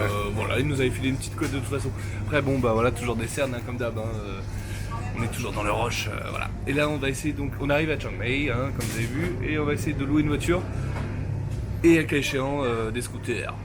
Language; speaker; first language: French; native; French